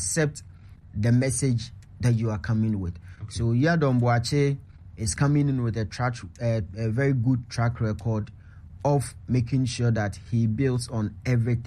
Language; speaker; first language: English; non-native, local second language; Akan